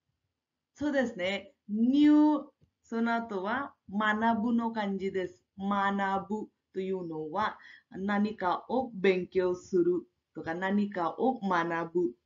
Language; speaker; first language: Japanese; non-native, fluent; Marathi